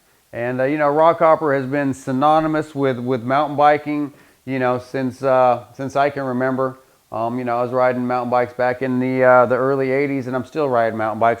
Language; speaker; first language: English; native; English